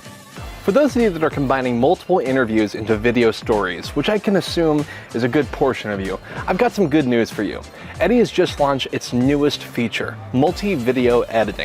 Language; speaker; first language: English; native; English